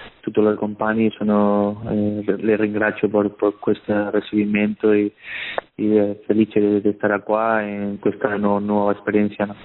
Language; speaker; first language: Italian; non-native, learner; Spanish